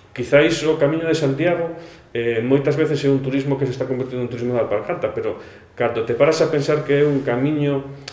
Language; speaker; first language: Galician; native; Galician